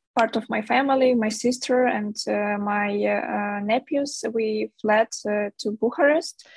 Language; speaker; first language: English; non-native, fluent; Ukrainian